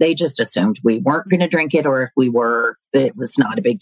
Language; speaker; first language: English; native; English